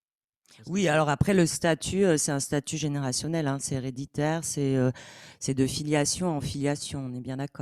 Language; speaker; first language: French; native; French